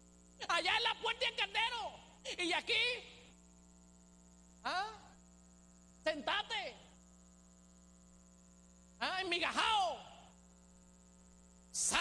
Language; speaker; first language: Spanish; native; Spanish